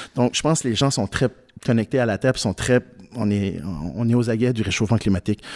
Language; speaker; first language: French; native; French